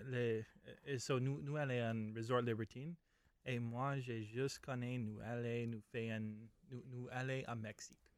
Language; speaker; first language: French; non-native, learner; English